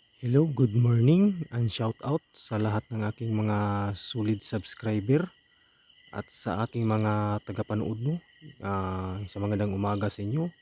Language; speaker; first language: Filipino; non-native, local second language; Cebuano